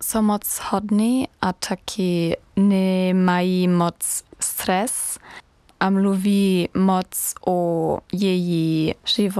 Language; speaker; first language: Czech; non-native, learner; German